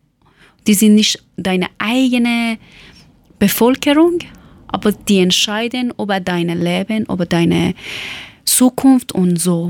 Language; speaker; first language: German; non-native, learner; Persian